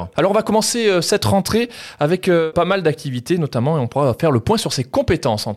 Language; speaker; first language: French; native; French